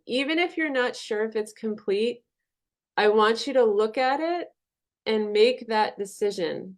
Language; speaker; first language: English; native; English